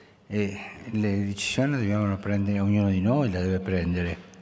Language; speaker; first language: Italian; non-native, fluent; Spanish